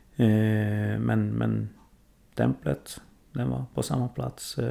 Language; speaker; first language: Swedish; early bilingual, other home language; Thai